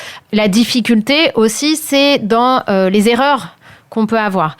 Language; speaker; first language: French; native; French